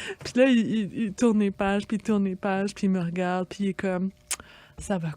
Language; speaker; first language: French; native; French